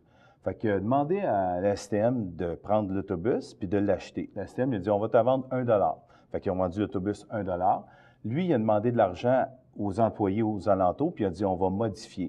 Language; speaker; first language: French; native; French